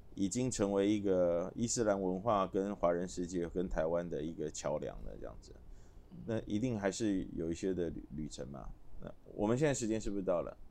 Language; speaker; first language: Chinese; native; Chinese